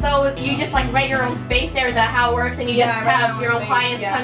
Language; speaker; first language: English; native; English